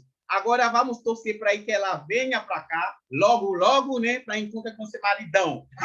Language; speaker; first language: Portuguese; non-native, fluent; Haitian Creole